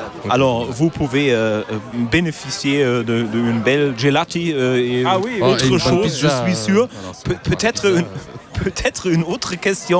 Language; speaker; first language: French; non-native, learner; German